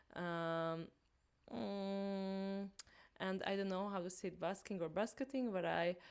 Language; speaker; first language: English; non-native, learner; Hungarian